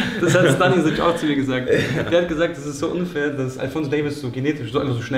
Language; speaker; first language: German; native; German